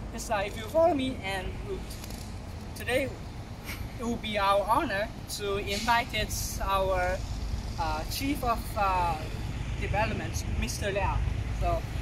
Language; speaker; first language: English; non-native, learner; Chinese